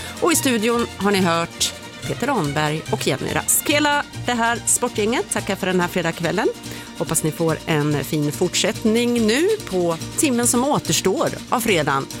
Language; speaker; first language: Swedish; native; Swedish